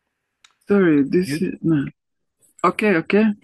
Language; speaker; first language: English; non-native, learner; Serbian